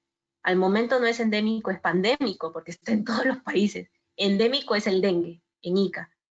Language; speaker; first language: Spanish; native; Spanish